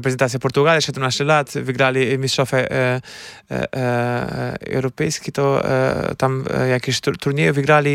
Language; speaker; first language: Polish; non-native, fluent; Portuguese